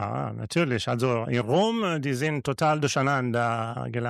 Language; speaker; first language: German; non-native, learner; Italian